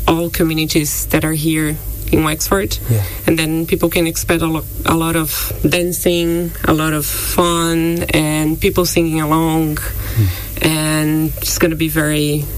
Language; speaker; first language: English; non-native, fluent; Portuguese